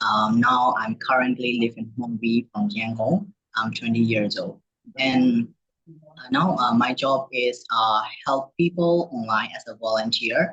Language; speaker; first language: English; non-native, learner; Burmese